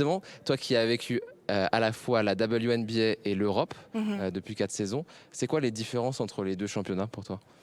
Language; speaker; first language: French; native; French